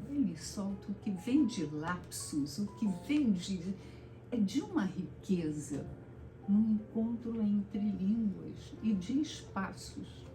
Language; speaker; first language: Portuguese; native; Portuguese